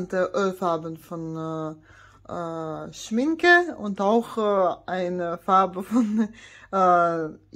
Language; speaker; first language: German; non-native, fluent; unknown